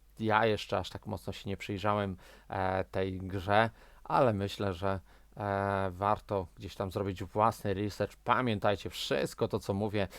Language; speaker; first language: Polish; native; Polish